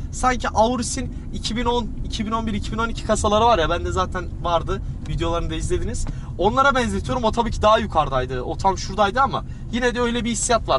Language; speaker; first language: Turkish; native; Turkish